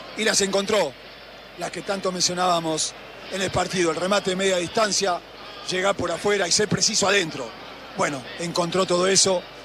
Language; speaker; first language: Spanish; native; Spanish